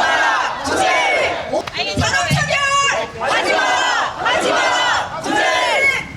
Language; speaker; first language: Korean; non-native, fluent; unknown